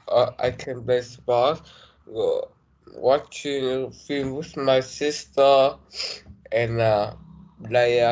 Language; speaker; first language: English; non-native, learner; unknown